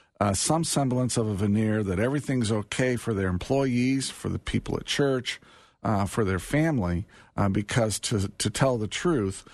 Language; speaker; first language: English; native; English